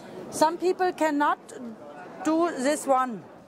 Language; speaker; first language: English; non-native, learner; German